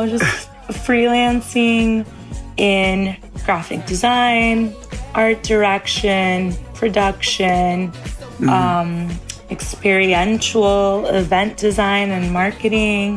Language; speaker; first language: English; native; English